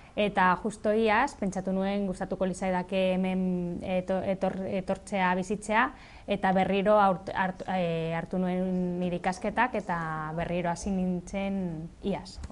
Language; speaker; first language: Basque; non-native, learner; Spanish